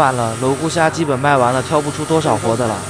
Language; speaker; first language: Chinese; native; Chinese